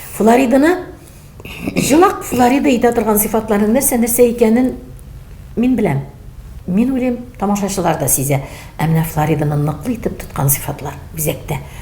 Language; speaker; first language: Tatar; native; Tatar